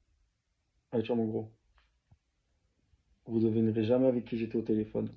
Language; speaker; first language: French; native; French